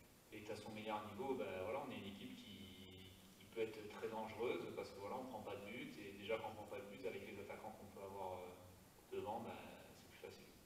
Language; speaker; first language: French; native; French